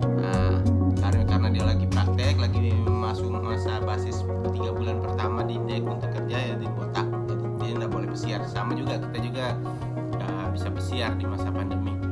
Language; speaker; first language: Indonesian; native; Indonesian